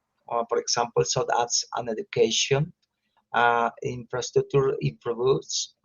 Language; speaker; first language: English; non-native, learner; Spanish